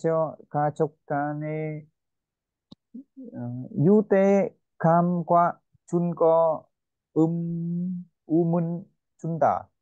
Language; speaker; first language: Korean; non-native, learner; Vietnamese